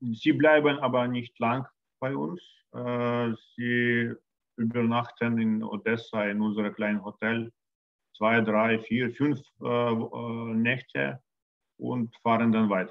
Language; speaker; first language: German; non-native, learner; Russian